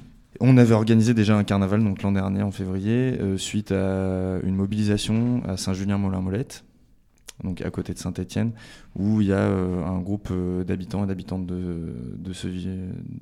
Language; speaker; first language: French; native; French